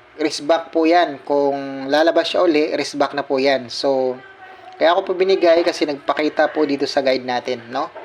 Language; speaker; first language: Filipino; non-native, local second language; Cebuano